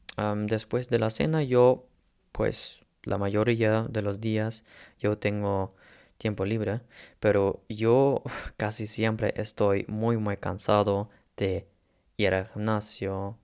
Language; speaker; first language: Spanish; non-native, learner; German